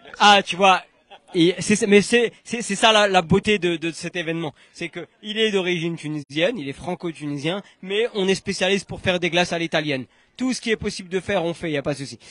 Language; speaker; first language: French; native; French